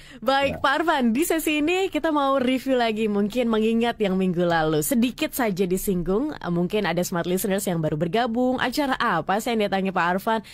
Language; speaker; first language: Indonesian; native; Indonesian